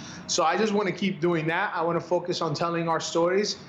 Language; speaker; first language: English; early bilingual, other home language; Spanish